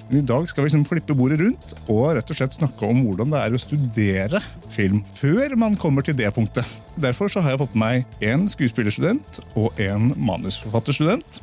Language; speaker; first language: Norwegian; native; Norwegian